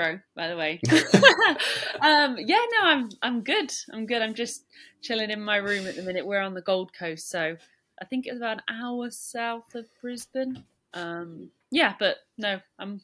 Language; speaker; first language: English; native; English